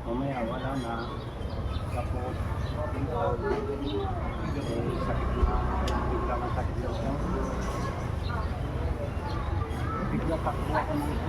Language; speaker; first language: Filipino; non-native, learner; Japanese